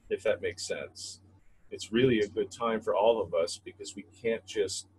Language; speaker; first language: English; native; English